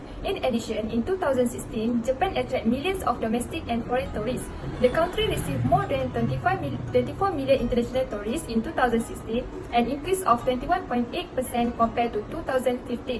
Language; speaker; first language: English; non-native, learner; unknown